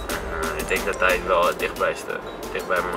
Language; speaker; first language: Dutch; non-native, fluent; Greek